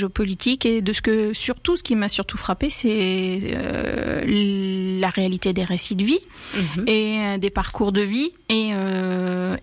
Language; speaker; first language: French; native; French